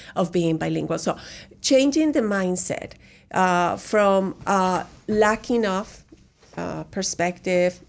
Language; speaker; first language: English; non-native, fluent; Spanish